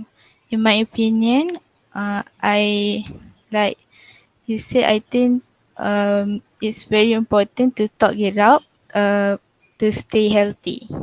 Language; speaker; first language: English; non-native, local second language; Malay